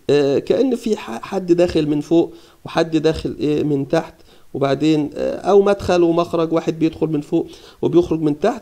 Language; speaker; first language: Arabic; native; Arabic